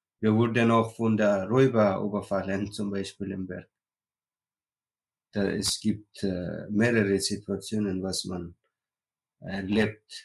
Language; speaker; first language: German; non-native, learner; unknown